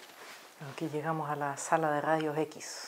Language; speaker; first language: Spanish; native; Spanish